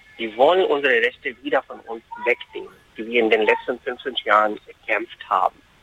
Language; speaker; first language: German; non-native, fluent; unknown